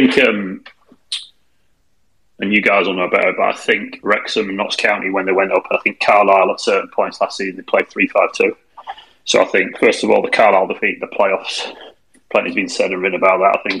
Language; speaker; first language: English; native; English